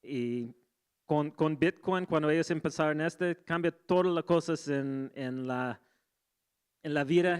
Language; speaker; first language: Spanish; non-native, learner; English